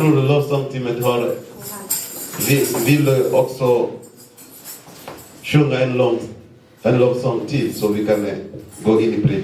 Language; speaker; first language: Swedish; non-native, fluent; Lingala